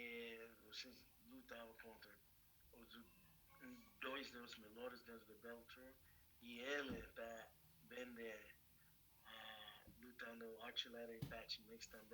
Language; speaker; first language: Portuguese; non-native, fluent; English